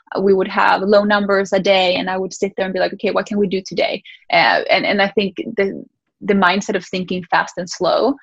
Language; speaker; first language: English; early bilingual, other home language; Spanish